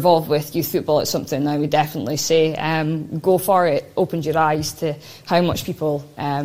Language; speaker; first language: English; native; English